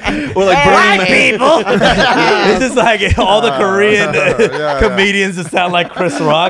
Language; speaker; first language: English; early bilingual, other home language; Korean